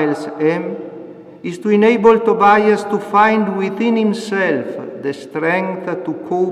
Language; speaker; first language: English; non-native, fluent; Italian